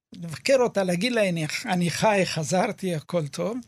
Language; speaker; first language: Hebrew; early bilingual, other home language; Amharic